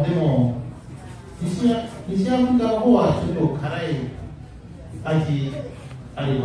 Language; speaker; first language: Japanese; non-native, learner; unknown